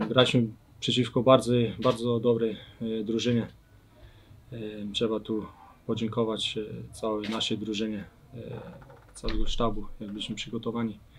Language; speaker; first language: Polish; non-native, fluent; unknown